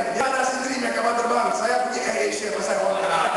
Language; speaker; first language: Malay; non-native, local second language; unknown